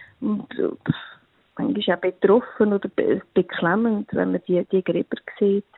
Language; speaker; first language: German; native; German